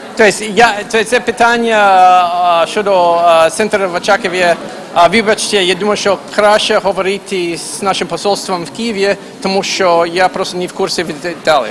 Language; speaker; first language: Ukrainian; non-native, fluent; English